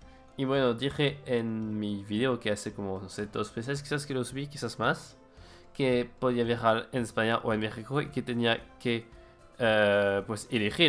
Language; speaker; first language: Spanish; non-native, fluent; French